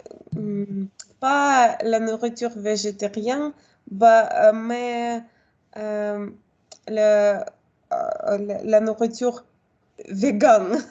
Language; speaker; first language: French; non-native, learner; Russian